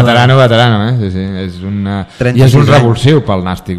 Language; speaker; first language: Catalan; native; Catalan